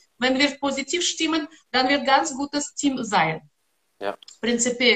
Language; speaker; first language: German; non-native, learner; Russian